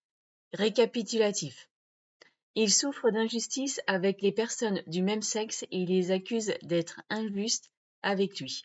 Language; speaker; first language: French; native; French